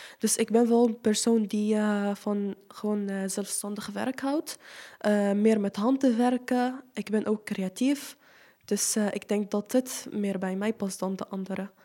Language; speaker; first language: Dutch; non-native, fluent; Arabic